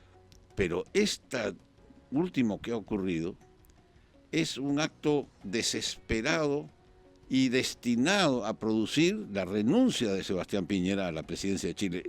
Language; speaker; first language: Spanish; native; Spanish